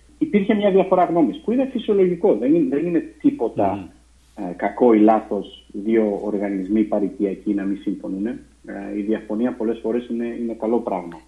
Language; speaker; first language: Greek; early bilingual, heritage; Greek